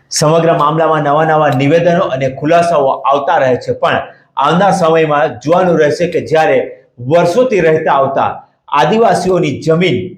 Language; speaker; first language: Gujarati; native; Gujarati